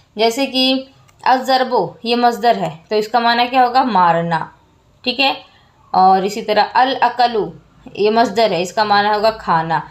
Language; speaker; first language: Urdu; native; Urdu